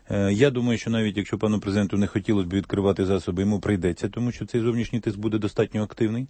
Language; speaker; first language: Ukrainian; native; Ukrainian